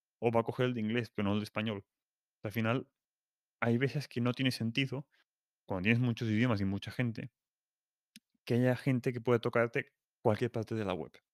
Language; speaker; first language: Spanish; non-native, local second language; Catalan